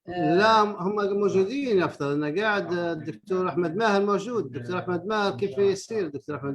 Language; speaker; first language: Arabic; native; Arabic